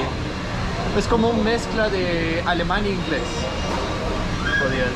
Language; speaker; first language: Spanish; non-native, learner; Danish